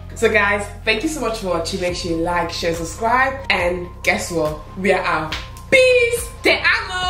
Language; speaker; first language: English; native; English